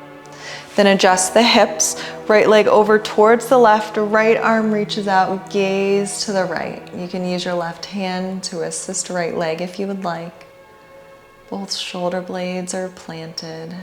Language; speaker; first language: English; native; English